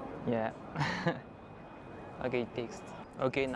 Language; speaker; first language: English; non-native, learner; French